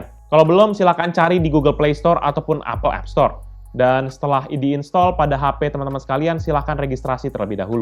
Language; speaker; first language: Indonesian; native; Indonesian